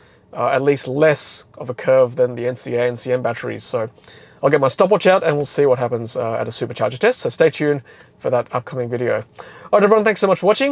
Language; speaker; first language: English; native; English